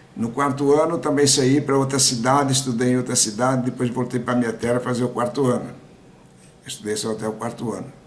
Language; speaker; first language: Portuguese; native; Portuguese